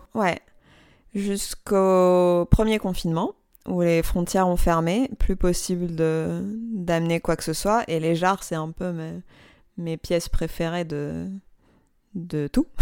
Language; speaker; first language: French; non-native, local second language; Arabic